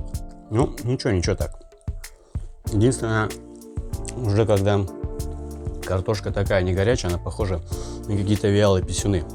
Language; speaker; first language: Russian; native; Russian